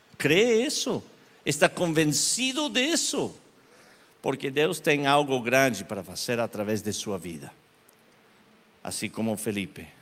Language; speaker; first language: Portuguese; non-native, learner; Spanish